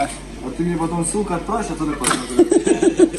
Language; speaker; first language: Russian; native; Russian